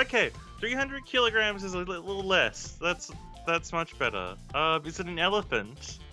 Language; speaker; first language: English; non-native, fluent; Japanese